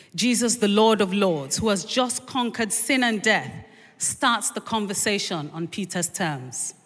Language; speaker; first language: English; native; English